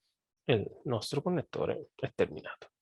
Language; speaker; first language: Italian; native; Italian